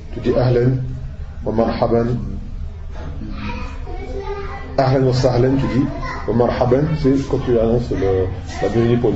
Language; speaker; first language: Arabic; non-native, fluent; French